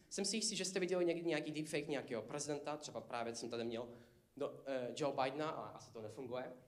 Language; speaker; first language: Czech; non-native, fluent; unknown